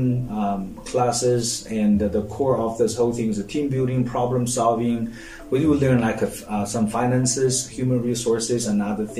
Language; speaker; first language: English; non-native, fluent; Chinese